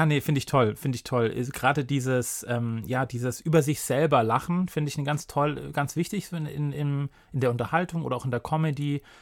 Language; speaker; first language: German; native; German